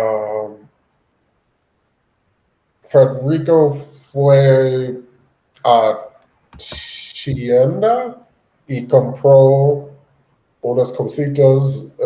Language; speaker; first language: Spanish; non-native, learner; English